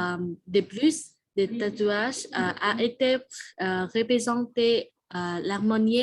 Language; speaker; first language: French; non-native, learner; Vietnamese